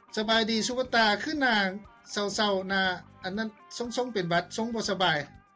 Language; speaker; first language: Lao; native; Lao